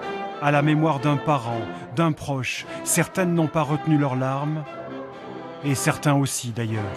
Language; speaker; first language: French; native; French